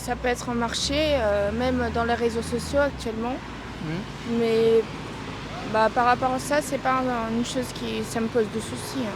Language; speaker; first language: French; non-native, fluent; Portuguese